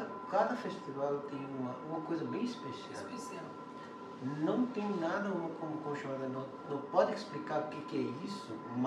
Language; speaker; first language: Portuguese; non-native, learner; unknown